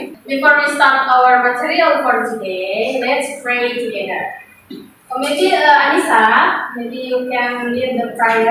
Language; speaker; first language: English; non-native, learner; Indonesian